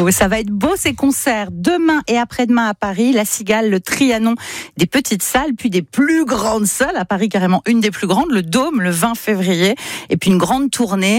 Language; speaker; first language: French; native; French